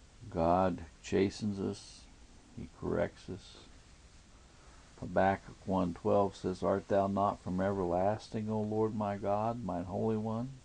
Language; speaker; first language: English; native; English